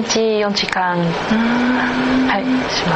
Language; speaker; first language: Japanese; non-native, learner; Chinese